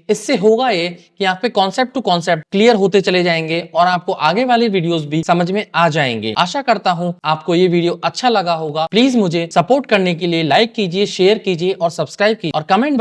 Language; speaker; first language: Hindi; native; Hindi